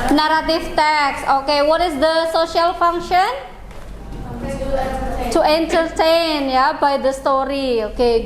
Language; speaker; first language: English; non-native, fluent; Indonesian